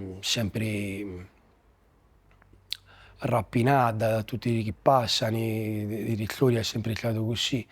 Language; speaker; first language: Italian; native; Italian